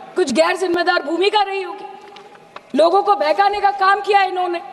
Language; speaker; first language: Hindi; non-native, local second language; Bangla